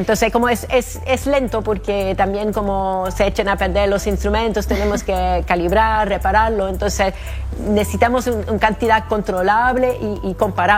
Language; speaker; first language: Spanish; non-native, fluent; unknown